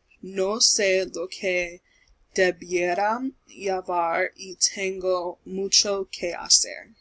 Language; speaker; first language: Spanish; non-native, learner; English